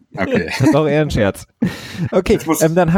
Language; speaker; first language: German; native; German